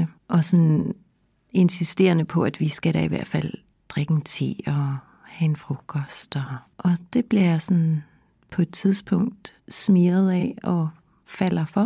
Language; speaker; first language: Danish; native; Danish